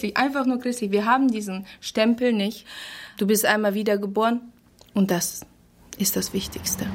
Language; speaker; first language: German; early bilingual, heritage; German